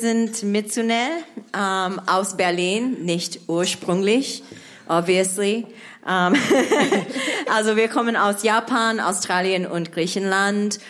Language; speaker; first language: German; non-native, fluent; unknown